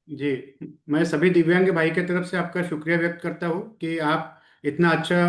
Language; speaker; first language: Hindi; non-native, local second language; Marathi